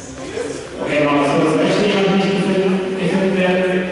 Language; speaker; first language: German; native; German